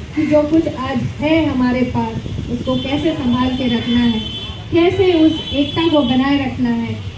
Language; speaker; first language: Hindi; non-native, local second language; Gujarati